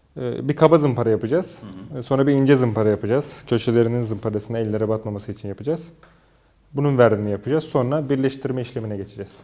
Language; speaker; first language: Turkish; native; Turkish